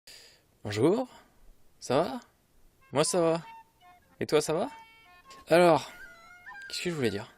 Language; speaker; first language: French; native; French